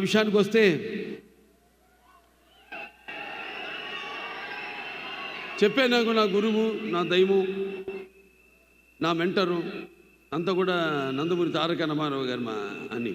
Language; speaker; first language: Telugu; native; Telugu